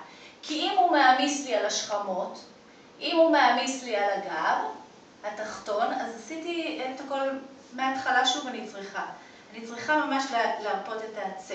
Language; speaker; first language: Hebrew; native; Hebrew